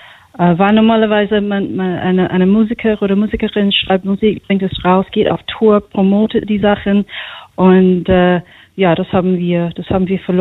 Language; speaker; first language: German; non-native, fluent; English